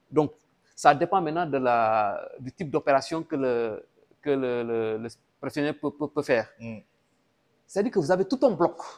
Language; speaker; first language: French; non-native, local second language; Wolof